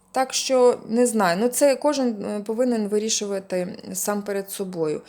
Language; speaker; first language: Ukrainian; non-native, local second language; Russian